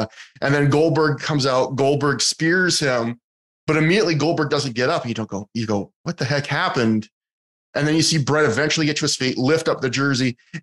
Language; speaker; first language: English; native; English